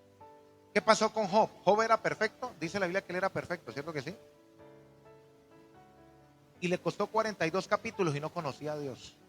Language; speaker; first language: Spanish; native; Spanish